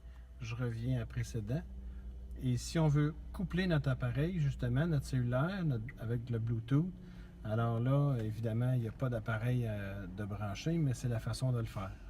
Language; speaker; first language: French; native; French